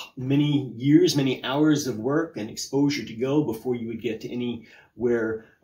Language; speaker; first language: English; native; English